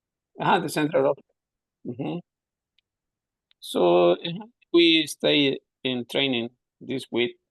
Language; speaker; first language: English; non-native, learner; Spanish